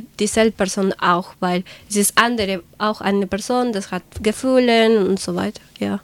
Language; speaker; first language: German; non-native, learner; Spanish